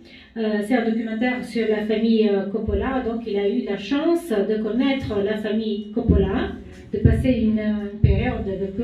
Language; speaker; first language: French; non-native, fluent; Italian